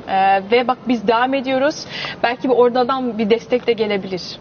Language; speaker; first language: Turkish; early bilingual, heritage; Turkish